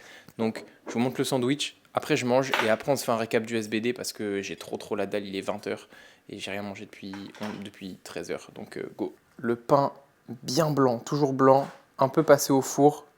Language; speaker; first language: French; native; French